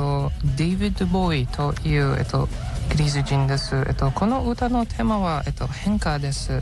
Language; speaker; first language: Japanese; non-native, learner; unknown